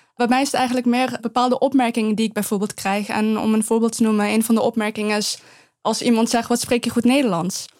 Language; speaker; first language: Dutch; early bilingual, other home language; Persian